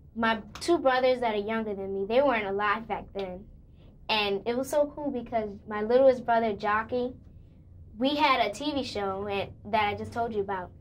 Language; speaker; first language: English; native; English